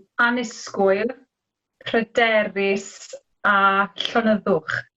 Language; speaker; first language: Welsh; native; Welsh